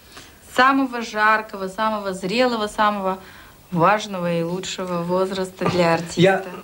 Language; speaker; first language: Russian; native; Russian